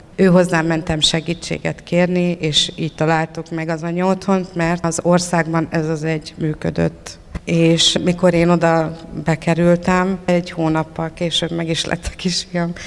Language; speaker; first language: Hungarian; native; Hungarian